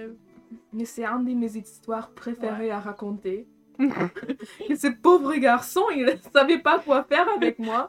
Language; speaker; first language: French; non-native, fluent; German